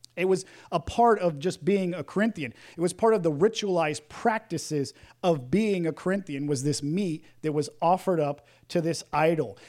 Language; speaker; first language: English; native; English